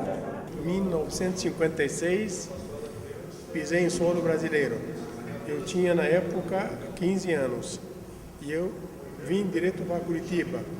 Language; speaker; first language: Portuguese; non-native, fluent; Arabic